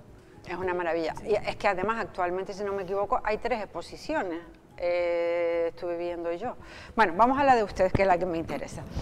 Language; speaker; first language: Spanish; native; Spanish